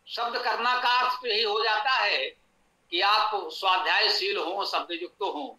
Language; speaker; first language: Hindi; native; Hindi